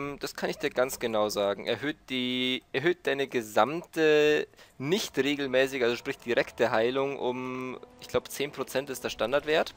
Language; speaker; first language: German; native; German